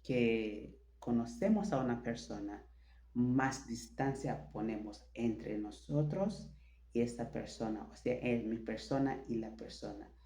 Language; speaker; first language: Spanish; non-native, fluent; French